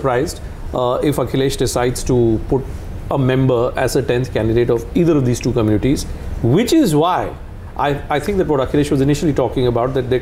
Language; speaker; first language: English; non-native, local second language; Hindi